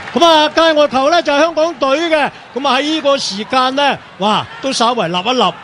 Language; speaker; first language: Cantonese; native; Cantonese